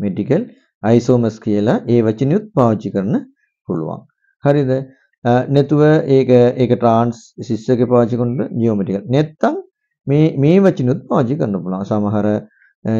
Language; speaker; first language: Sinhala; non-native, local second language; Tamil